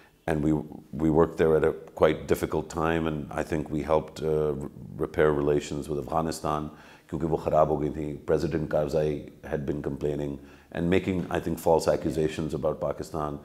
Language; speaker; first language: English; early bilingual, other home language; Urdu